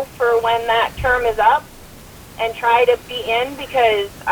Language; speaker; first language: English; native; English